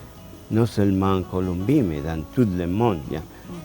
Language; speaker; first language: French; non-native, fluent; Spanish